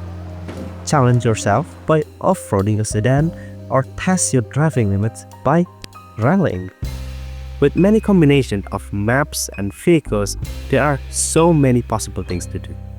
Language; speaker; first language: English; non-native, fluent; Indonesian